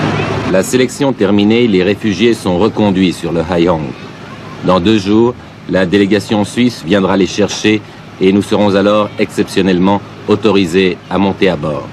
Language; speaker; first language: French; native; French